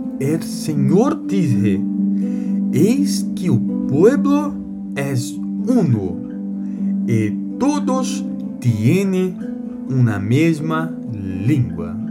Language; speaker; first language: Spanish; non-native, learner; Portuguese